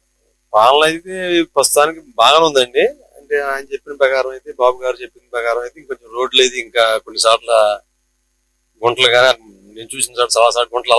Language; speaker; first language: Telugu; native; Telugu